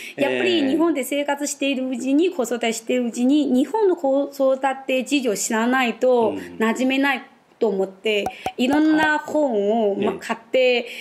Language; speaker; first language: Japanese; non-native, fluent; Chinese